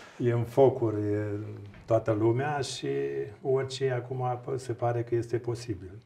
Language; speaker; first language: Romanian; native; Romanian